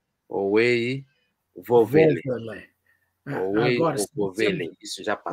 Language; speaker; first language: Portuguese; non-native, local second language; Kongo